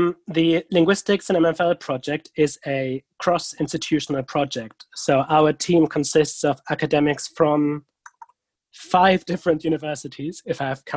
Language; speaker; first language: English; non-native, fluent; German